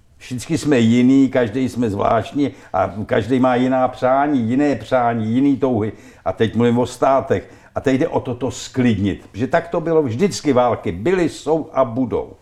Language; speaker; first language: Czech; native; Czech